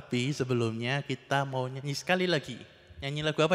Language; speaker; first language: Indonesian; native; Indonesian